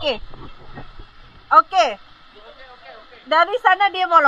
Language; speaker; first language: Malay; non-native, local second language; Tamil